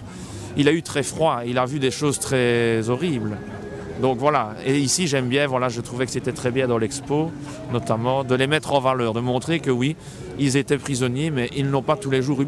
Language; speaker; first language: French; native; French